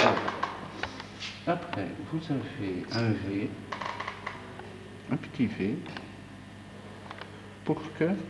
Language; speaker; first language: French; non-native, fluent; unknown